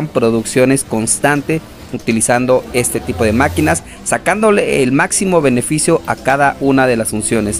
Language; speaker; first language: Spanish; native; Spanish